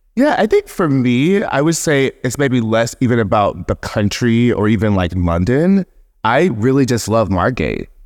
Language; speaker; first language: English; native; English